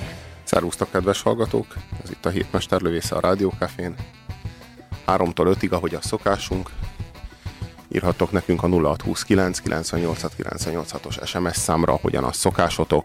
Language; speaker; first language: Hungarian; native; Hungarian